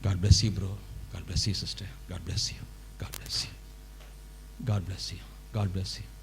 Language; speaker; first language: English; non-native, local second language; Tamil